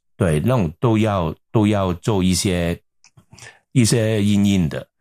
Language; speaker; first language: Chinese; non-native, local second language; Cantonese